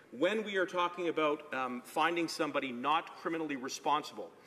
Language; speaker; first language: English; native; English